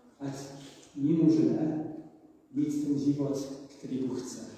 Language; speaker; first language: Czech; non-native, learner; English